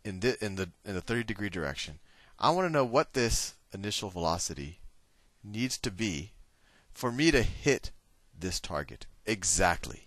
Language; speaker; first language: English; native; English